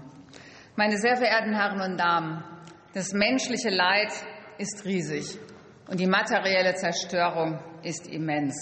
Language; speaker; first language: German; native; German